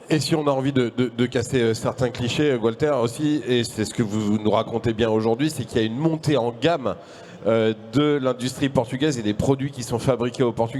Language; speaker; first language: French; native; French